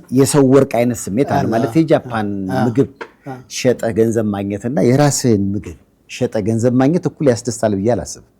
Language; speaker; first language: Amharic; native; Amharic